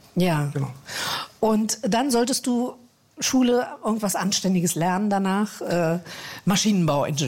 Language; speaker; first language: German; native; German